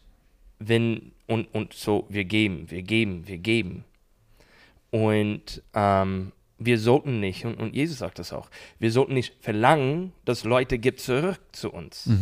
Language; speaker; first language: German; non-native, learner; English